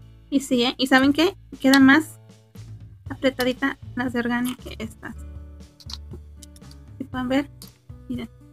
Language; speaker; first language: Spanish; early bilingual, heritage; Spanish